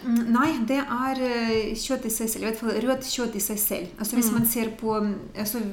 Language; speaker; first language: Norwegian; non-native, fluent; Ukrainian